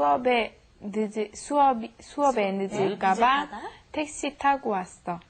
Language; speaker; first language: Korean; non-native, learner; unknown